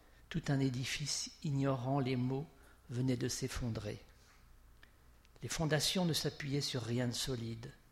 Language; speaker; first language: French; native; French